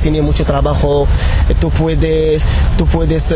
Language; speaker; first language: Spanish; non-native, learner; Arabic